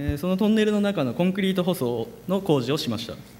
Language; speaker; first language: Japanese; native; Japanese